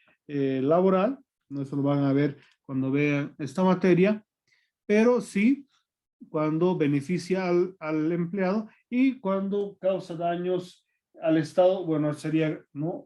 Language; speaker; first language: Spanish; native; Spanish